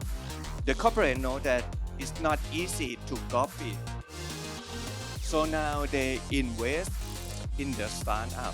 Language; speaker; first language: English; non-native, learner; Thai